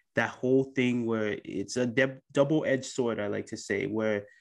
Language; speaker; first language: English; early bilingual, other home language; Akan